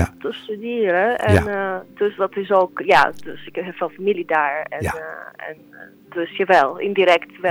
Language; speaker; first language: Dutch; non-native, fluent; Serbian